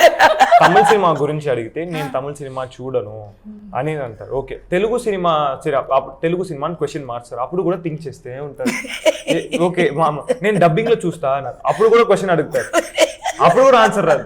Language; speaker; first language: Telugu; non-native, local second language; Tamil